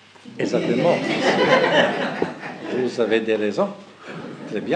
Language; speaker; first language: French; non-native, fluent; German